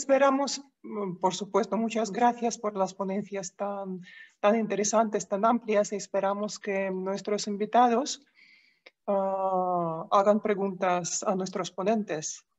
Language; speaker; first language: Spanish; non-native, fluent; Russian